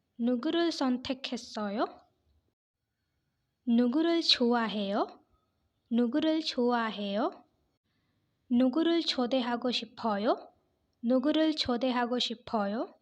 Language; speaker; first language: Korean; non-native, fluent; Hindi